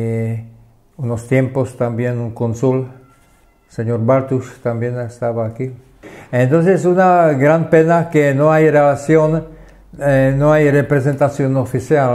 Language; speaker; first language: Spanish; non-native, fluent; Czech